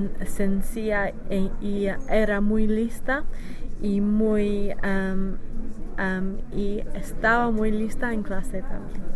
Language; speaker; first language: Spanish; non-native, learner; English